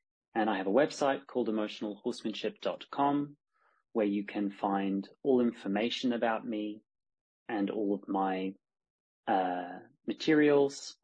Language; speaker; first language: English; native; English